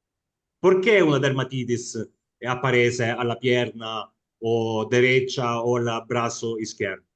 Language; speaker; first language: Spanish; non-native, fluent; Italian